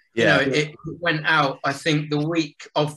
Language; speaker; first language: English; native; English